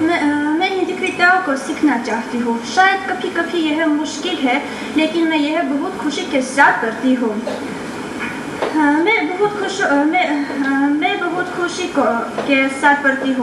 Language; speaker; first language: Hindi; non-native, learner; Armenian